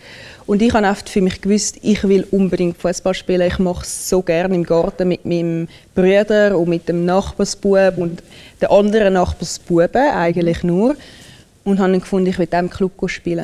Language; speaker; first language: German; early bilingual, other home language; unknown